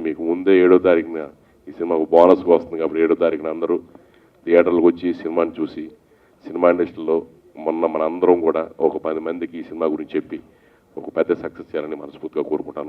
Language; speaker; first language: Telugu; native; Telugu